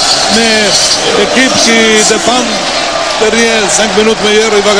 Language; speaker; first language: French; non-native, fluent; Serbian